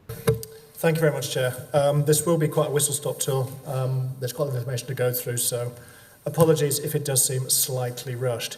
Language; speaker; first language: English; native; English